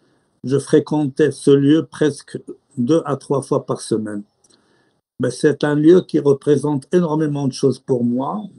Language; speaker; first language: French; non-native, local second language; Arabic